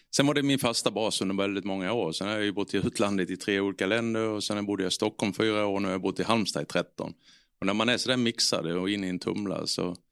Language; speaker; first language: Swedish; native; Swedish